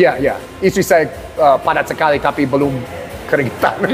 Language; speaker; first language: Indonesian; non-native, learner; English